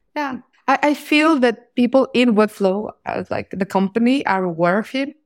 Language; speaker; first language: English; non-native, fluent; Greek